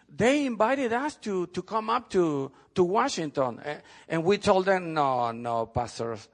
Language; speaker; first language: English; non-native, fluent; Spanish